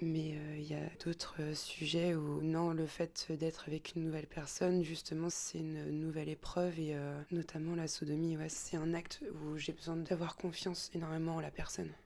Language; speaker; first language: French; native; French